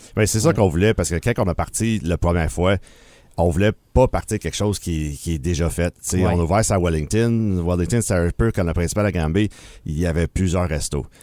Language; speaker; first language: French; native; French